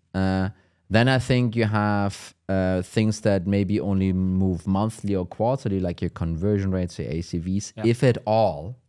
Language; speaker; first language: English; non-native, fluent; German